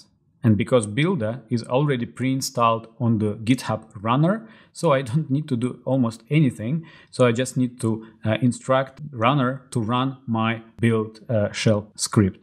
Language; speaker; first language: English; non-native, fluent; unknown